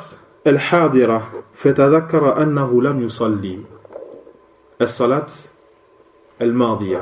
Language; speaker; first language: Arabic; non-native, fluent; French